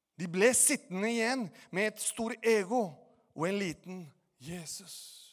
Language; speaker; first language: Norwegian; non-native, fluent; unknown